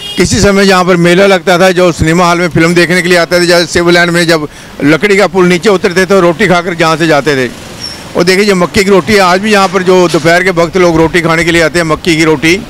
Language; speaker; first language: Hindi; native; Hindi